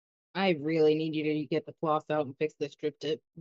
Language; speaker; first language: English; native; English